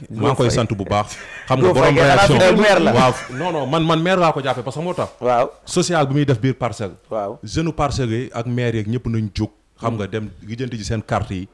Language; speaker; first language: Wolof; non-native, local second language; Serer